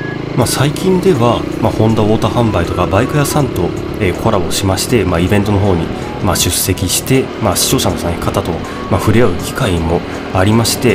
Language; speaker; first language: Japanese; native; Japanese